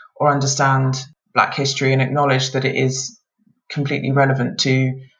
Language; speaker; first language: English; native; English